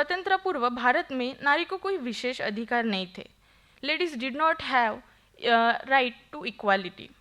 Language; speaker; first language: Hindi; non-native, local second language; Marathi